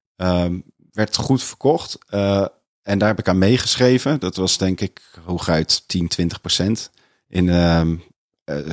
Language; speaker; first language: Dutch; native; Dutch